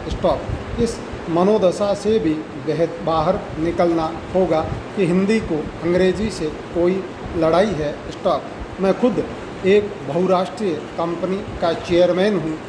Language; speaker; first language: Hindi; native; Hindi